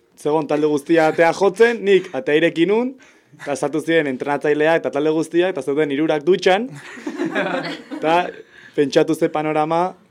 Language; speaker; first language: Basque; native; Basque